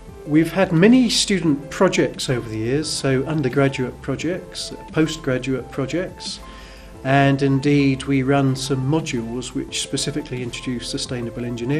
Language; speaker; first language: English; native; English